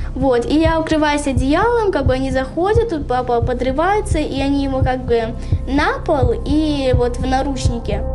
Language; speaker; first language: Russian; native; Russian